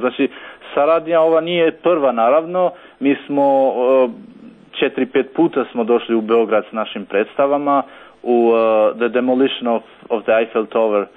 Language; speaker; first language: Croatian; non-native, local second language; Albanian